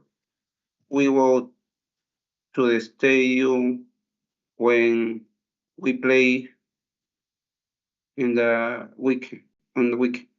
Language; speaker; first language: English; non-native, learner; Spanish